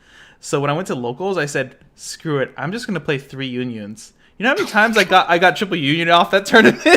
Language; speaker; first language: English; native; English